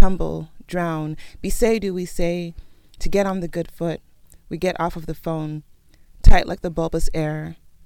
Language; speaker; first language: English; early bilingual, other home language; Krio